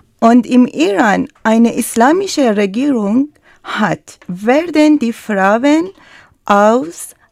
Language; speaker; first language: German; non-native, learner; Persian